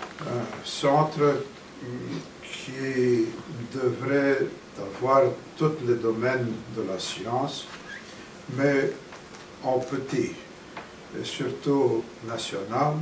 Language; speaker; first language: French; non-native, fluent; Romanian